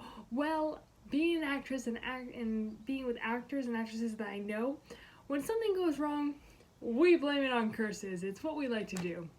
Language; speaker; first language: English; native; English